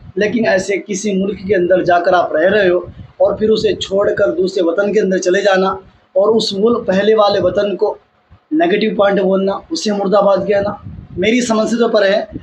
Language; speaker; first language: Hindi; native; Hindi